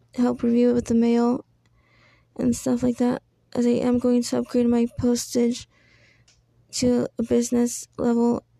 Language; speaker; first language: English; early bilingual, other home language; Spanish